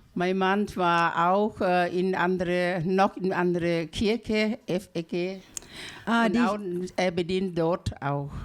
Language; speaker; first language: German; non-native, learner; Thai